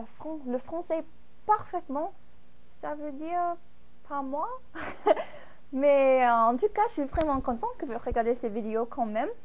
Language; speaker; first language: French; non-native, fluent; English